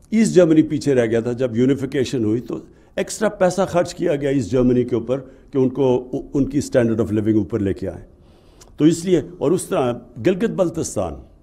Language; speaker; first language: Urdu; native; Urdu